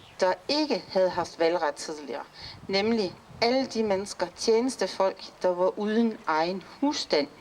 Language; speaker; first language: Danish; native; Danish